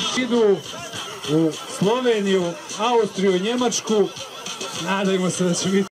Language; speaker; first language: Serbian; native; Serbian